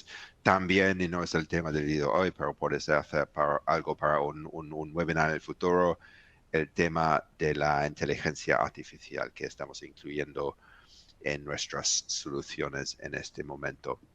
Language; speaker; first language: Spanish; non-native, fluent; English